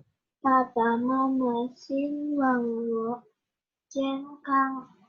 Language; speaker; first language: Chinese; non-native, learner; Indonesian